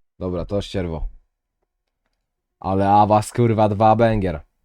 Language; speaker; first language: Polish; native; Polish